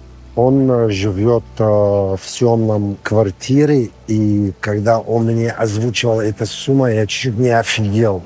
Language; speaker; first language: Russian; non-native, fluent; Arabic